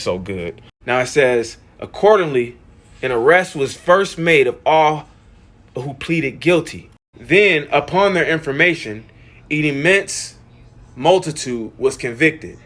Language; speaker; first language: English; native; English